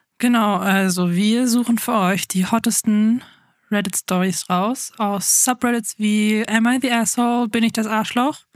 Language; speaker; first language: German; early bilingual, other home language; Afrikaans